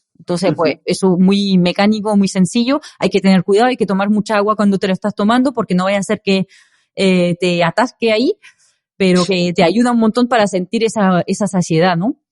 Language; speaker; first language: Spanish; non-native, fluent; French